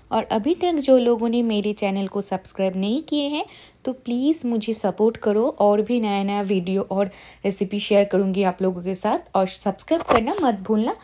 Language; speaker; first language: Hindi; non-native, local second language; Bangla